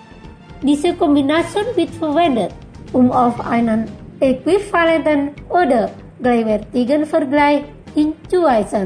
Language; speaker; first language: German; non-native, fluent; Indonesian